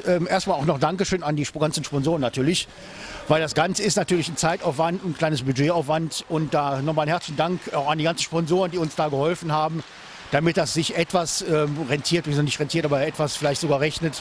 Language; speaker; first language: German; native; German